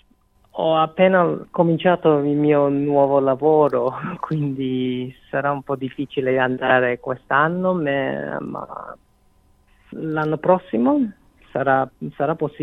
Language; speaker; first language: Italian; non-native, fluent; Korean